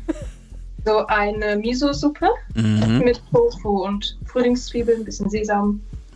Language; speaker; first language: German; native; German